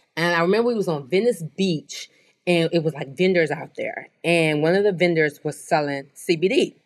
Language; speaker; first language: English; native; English